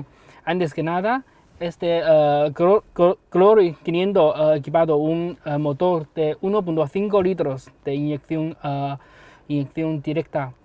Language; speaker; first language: Spanish; non-native, learner; Chinese